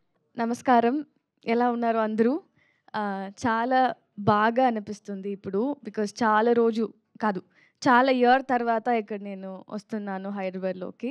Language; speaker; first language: Telugu; non-native, local second language; Tamil